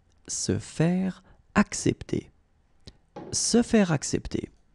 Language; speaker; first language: French; native; French